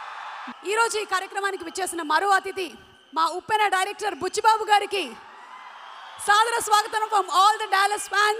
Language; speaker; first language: Telugu; native; Telugu